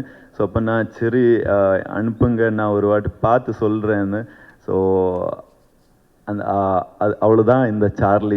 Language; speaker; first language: Tamil; non-native, learner; Kannada